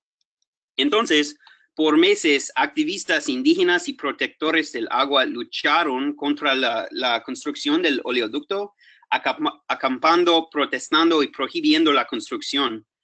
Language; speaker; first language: Spanish; non-native, fluent; English